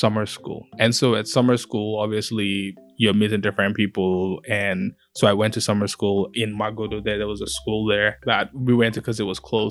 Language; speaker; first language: English; non-native, local second language; Yoruba